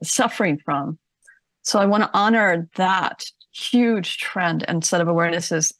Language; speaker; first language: English; native; English